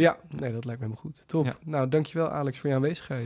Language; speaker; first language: Dutch; native; Dutch